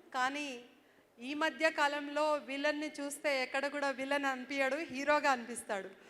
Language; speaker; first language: Telugu; native; Telugu